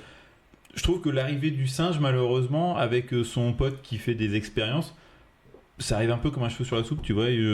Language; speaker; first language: French; native; French